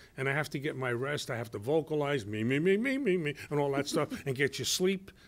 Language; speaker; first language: English; native; English